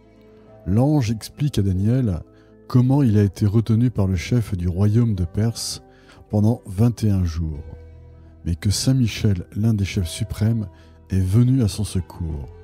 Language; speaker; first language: French; native; French